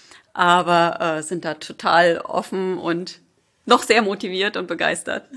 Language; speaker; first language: German; native; German